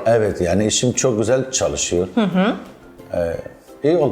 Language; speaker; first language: Turkish; non-native, learner; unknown